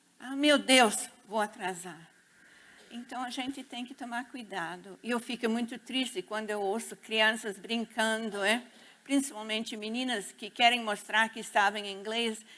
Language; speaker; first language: Portuguese; non-native, fluent; English